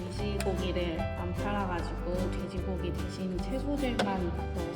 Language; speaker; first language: Korean; native; Korean